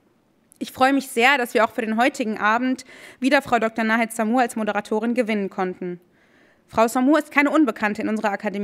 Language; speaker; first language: German; native; German